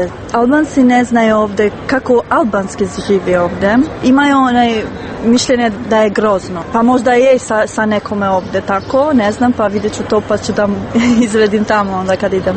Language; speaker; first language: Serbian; non-native, learner; Albanian